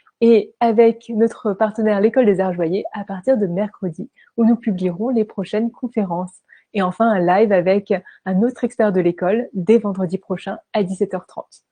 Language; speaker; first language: French; native; French